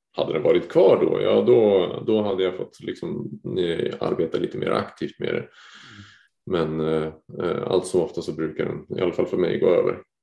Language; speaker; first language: Swedish; native; Swedish